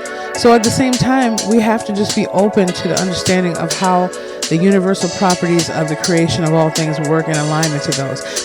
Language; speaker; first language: English; native; English